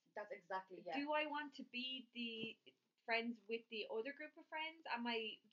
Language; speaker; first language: English; native; English